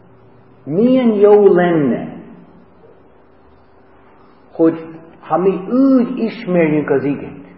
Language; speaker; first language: Hungarian; non-native, learner; English